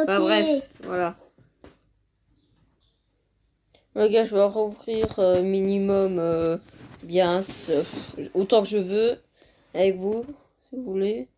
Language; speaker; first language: French; native; French